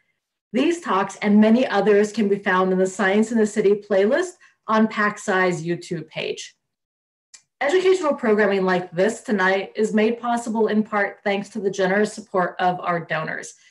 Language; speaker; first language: English; native; English